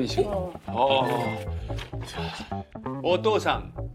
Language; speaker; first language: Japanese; non-native, fluent; Korean